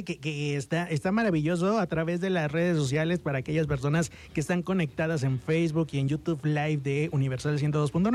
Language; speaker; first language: Spanish; native; Spanish